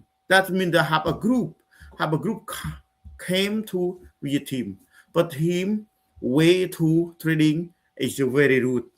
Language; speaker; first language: English; non-native, learner; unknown